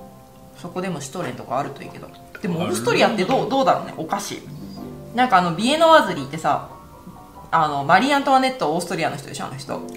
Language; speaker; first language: Japanese; native; Japanese